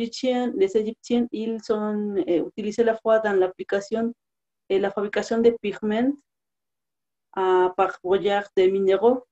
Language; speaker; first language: French; non-native, learner; Spanish